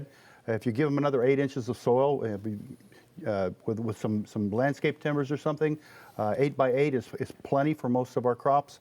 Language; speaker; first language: English; native; English